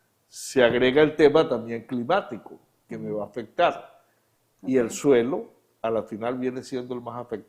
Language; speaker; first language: Spanish; native; Spanish